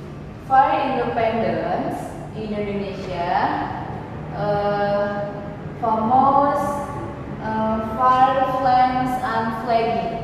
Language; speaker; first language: English; non-native, learner; Indonesian